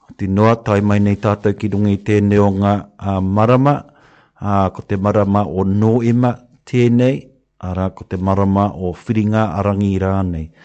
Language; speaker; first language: Māori; non-native, local second language; English